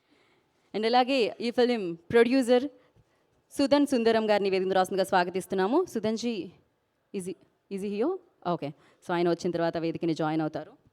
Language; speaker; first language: Telugu; native; Telugu